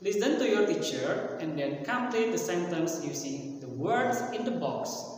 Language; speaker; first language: English; non-native, fluent; Indonesian